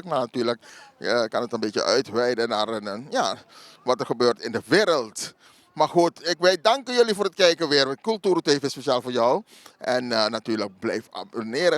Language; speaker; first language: Dutch; native; Dutch